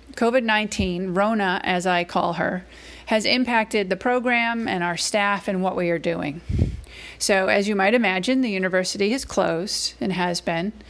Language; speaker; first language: English; native; English